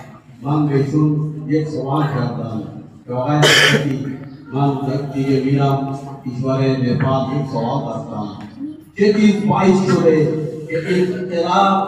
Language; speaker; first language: Persian; non-native, fluent; Urdu